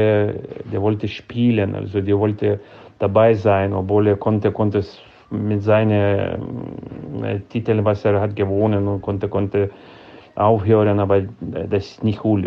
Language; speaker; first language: German; non-native, fluent; Lithuanian